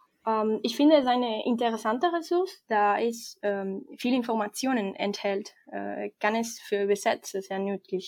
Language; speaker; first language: German; non-native, fluent; Spanish